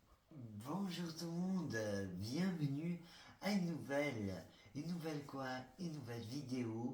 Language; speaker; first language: French; non-native, fluent; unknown